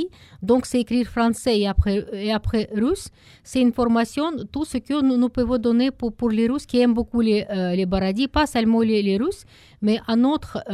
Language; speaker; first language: French; non-native, learner; Russian